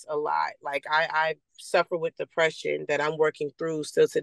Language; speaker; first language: English; native; English